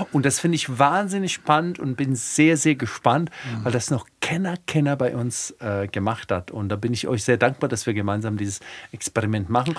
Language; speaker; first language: German; early bilingual, other home language; Croatian